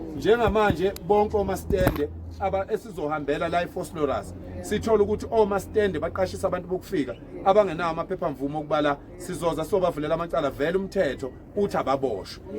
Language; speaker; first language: Zulu; native; Zulu